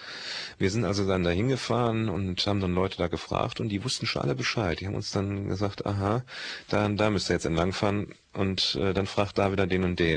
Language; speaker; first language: German; native; German